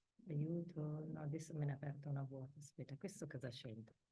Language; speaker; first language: Italian; native; Italian